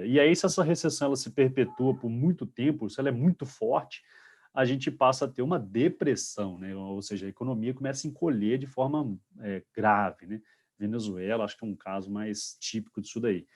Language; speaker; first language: Portuguese; native; Portuguese